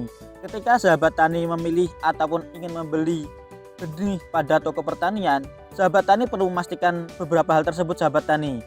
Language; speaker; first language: Indonesian; native; Indonesian